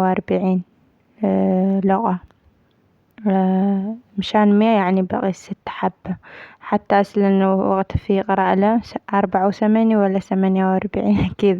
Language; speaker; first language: Arabic; non-native, learner; Amharic